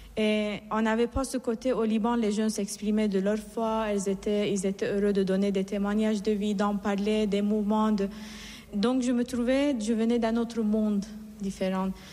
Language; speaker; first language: French; non-native, fluent; Persian